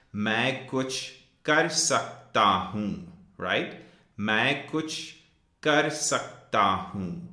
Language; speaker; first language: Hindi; non-native, fluent; English